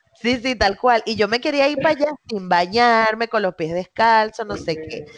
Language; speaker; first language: Spanish; native; Spanish